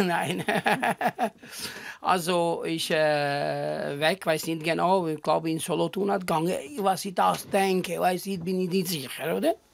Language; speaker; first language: German; non-native, learner; Albanian